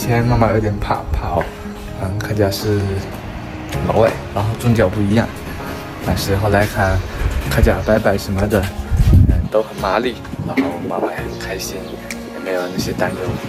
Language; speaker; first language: Chinese; native; Chinese